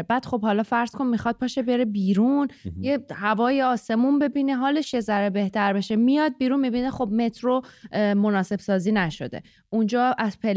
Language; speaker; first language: Persian; native; Persian